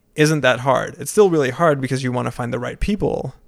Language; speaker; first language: English; non-native, fluent; Dutch